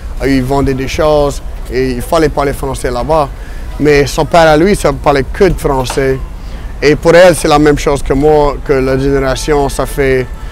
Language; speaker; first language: French; non-native, fluent; English